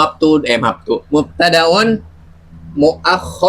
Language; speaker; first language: Arabic; non-native, learner; Indonesian